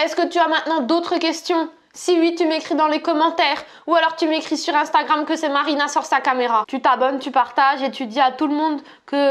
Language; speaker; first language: French; native; French